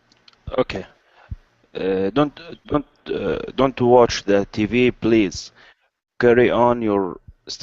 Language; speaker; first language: English; non-native, learner; Arabic